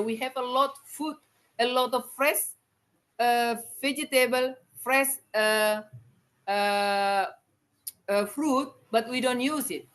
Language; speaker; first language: English; non-native, learner; Indonesian